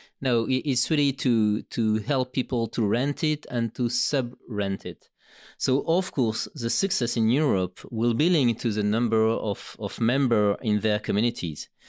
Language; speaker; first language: English; non-native, fluent; French